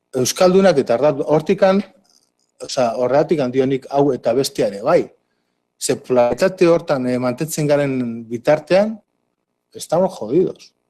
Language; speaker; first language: Basque; native; Basque